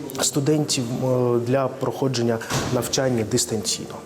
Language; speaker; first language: Ukrainian; non-native, local second language; Russian